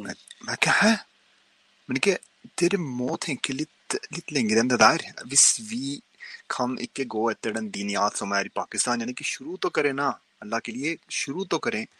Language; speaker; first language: Norwegian; early bilingual, other home language; Urdu